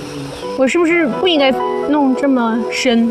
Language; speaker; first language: Chinese; native; Chinese